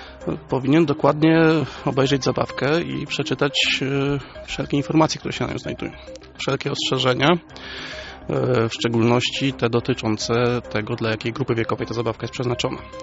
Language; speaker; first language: Polish; native; Polish